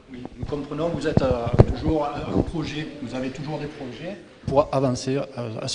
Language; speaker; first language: French; native; French